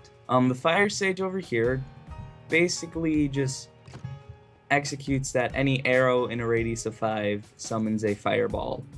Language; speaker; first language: English; native; English